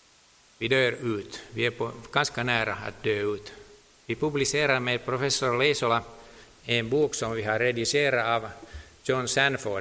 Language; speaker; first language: Swedish; non-native, local second language; Finnish